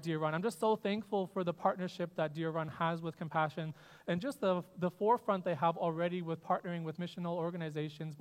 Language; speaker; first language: English; native; English